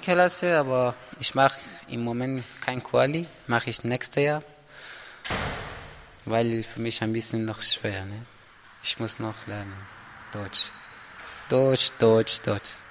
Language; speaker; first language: German; non-native, learner; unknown